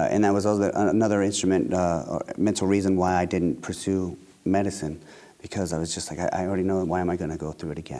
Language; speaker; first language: English; native; English